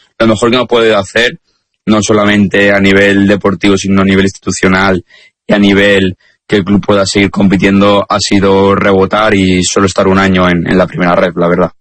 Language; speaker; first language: Spanish; native; Spanish